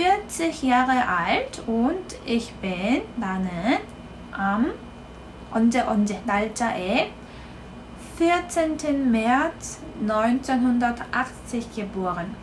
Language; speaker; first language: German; non-native, fluent; Korean